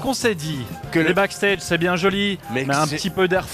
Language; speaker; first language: French; native; French